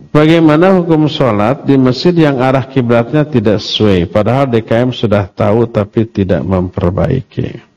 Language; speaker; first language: Indonesian; non-native, local second language; Sundanese